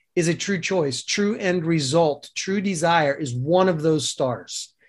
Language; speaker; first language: English; native; English